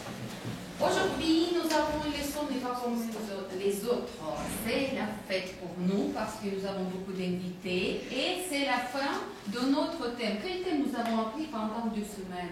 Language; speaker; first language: French; non-native, fluent; Russian